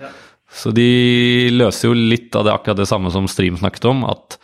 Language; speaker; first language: Norwegian; native; Norwegian